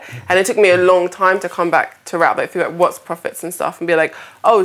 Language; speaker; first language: English; native; English